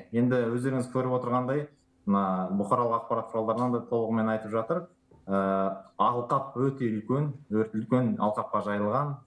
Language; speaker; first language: Kazakh; native; Kazakh